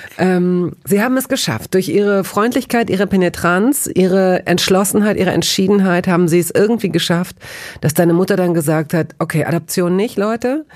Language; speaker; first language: German; native; German